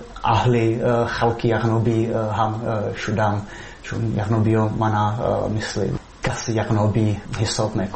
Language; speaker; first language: Persian; non-native, fluent; Czech